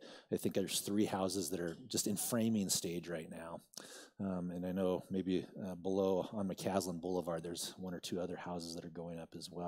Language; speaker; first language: English; native; English